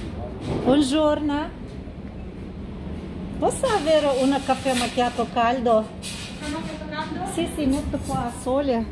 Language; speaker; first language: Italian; non-native, learner; Russian